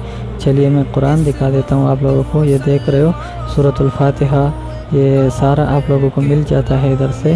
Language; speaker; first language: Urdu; non-native, local second language; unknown